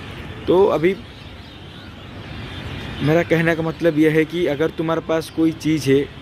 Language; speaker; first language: Hindi; non-native, local second language; Odia